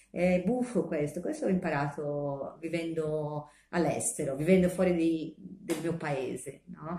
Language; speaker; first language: Italian; non-native, fluent; Portuguese